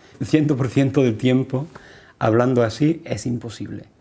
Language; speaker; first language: Spanish; non-native, fluent; English